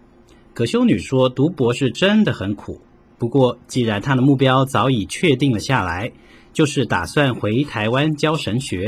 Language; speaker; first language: Chinese; native; Chinese